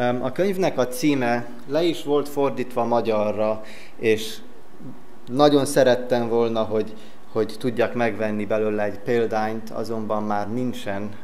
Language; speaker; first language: Hungarian; early bilingual, heritage; English